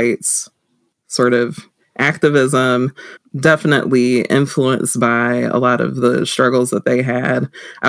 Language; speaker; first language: English; native; English